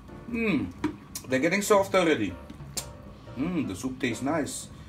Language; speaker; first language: English; non-native, fluent; Dutch